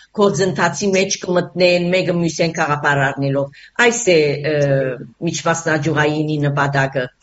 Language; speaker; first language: Armenian; early bilingual, heritage; Armenian